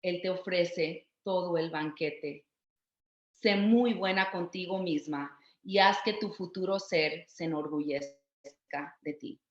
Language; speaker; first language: Spanish; early bilingual, other home language; English